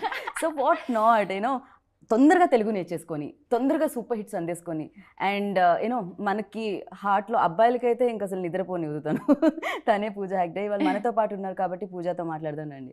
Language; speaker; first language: Telugu; native; Telugu